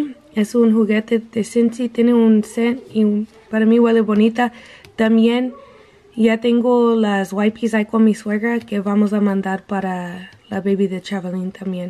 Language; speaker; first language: Spanish; non-native, learner; English